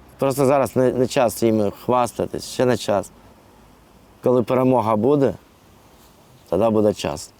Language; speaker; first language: Ukrainian; non-native, local second language; Russian